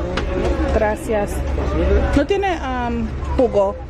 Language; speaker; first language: Spanish; non-native, learner; English